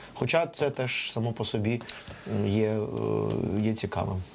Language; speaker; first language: Ukrainian; non-native, local second language; Russian